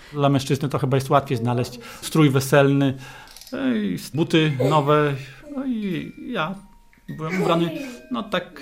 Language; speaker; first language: Polish; native; Polish